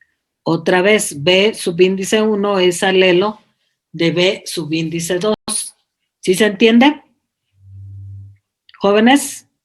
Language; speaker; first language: Spanish; native; Spanish